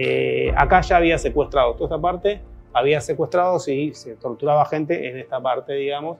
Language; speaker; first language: Spanish; native; Spanish